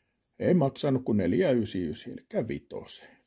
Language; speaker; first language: Finnish; native; Finnish